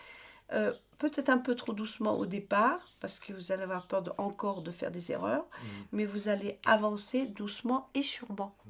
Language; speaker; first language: French; native; French